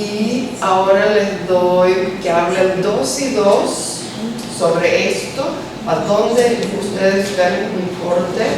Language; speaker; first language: Spanish; early bilingual, heritage; Spanish